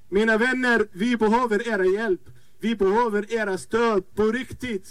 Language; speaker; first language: Swedish; non-native, fluent; Arabic